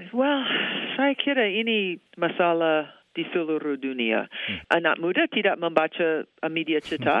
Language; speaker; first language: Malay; non-native, fluent; English